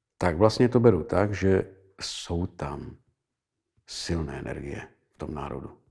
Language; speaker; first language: Czech; native; Czech